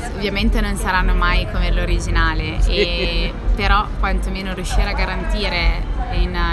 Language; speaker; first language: Italian; native; Italian